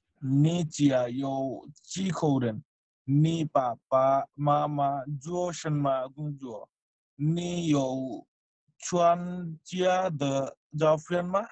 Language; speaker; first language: Chinese; non-native, learner; Bangla